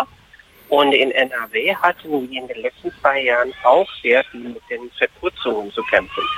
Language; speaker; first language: German; non-native, fluent; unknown